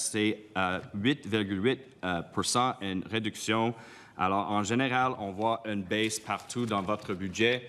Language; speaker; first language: French; non-native, local second language; English